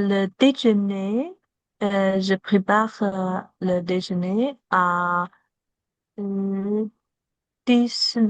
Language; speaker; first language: French; non-native, learner; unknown